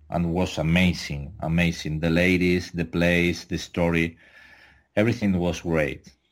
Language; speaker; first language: English; non-native, fluent; Spanish